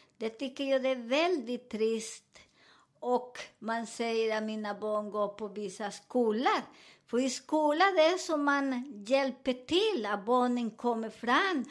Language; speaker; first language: Swedish; non-native, fluent; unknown